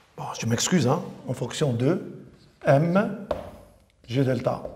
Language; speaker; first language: French; non-native, local second language; Arabic